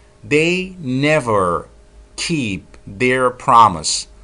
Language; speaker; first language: English; non-native, fluent; Turkish